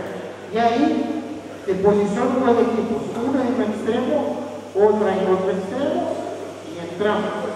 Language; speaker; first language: Spanish; non-native, fluent; Portuguese